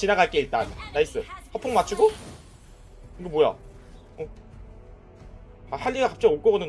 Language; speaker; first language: Korean; native; Korean